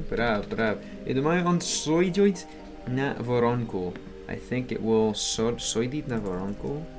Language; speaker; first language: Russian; non-native, learner; English